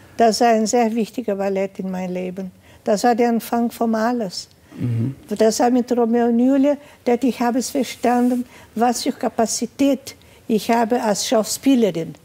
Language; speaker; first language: German; non-native, fluent; Portuguese